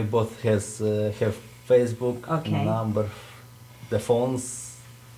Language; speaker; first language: English; non-native, fluent; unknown